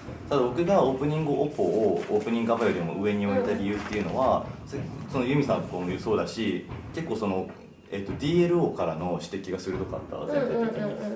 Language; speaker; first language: Japanese; native; Japanese